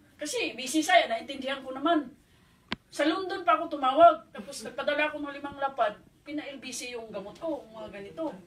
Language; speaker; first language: Filipino; non-native, local second language; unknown